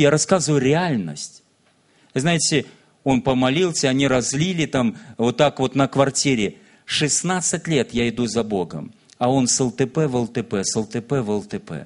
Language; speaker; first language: Russian; native; Russian